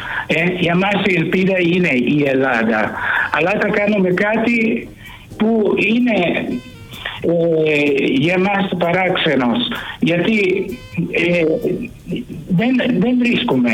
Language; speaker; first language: Greek; early bilingual, heritage; Greek